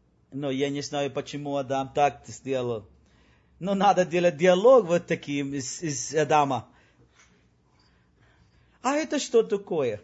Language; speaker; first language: Russian; non-native, learner; Spanish